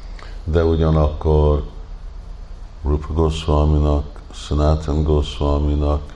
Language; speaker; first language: Hungarian; early bilingual, heritage; Hungarian